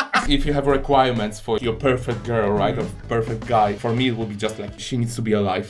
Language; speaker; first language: English; non-native, fluent; Polish